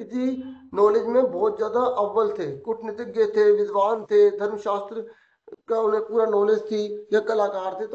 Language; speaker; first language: Hindi; native; Hindi